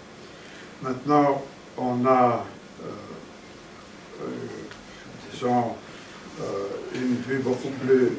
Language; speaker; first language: French; non-native, fluent; Romanian